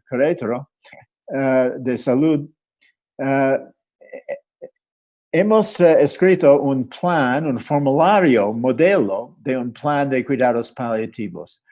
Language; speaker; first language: Spanish; non-native, fluent; English